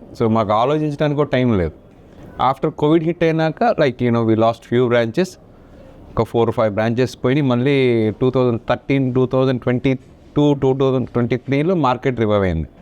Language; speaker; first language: Telugu; native; Telugu